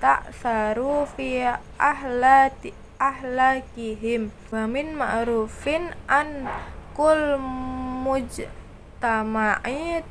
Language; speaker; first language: Arabic; non-native, learner; Indonesian